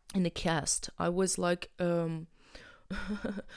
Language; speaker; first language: English; non-native, learner; Ukrainian